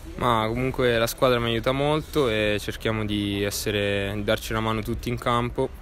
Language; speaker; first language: Italian; native; Italian